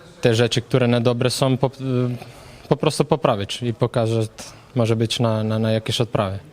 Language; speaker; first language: Polish; non-native, fluent; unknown